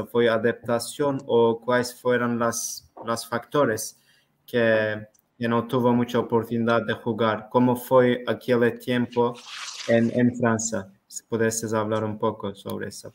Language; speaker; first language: Spanish; non-native, learner; Turkish